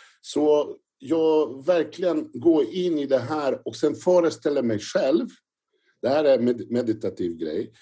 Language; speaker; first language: Swedish; non-native, fluent; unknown